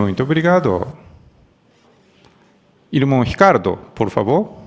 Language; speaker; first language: Portuguese; non-native, fluent; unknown